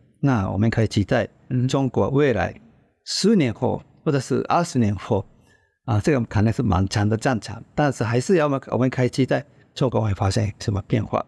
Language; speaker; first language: Chinese; non-native, fluent; Japanese